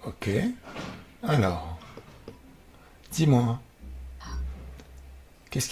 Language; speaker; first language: French; native; French